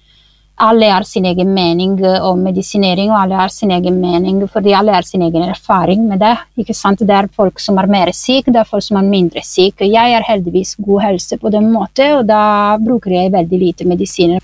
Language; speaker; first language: Norwegian; non-native, fluent; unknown